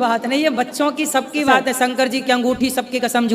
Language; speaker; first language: Hindi; native; Hindi